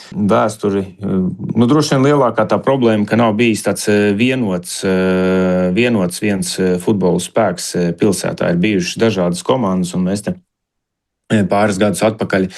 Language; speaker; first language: Latvian; native; Latvian